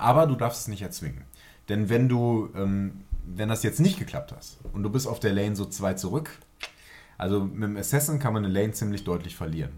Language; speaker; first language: German; native; German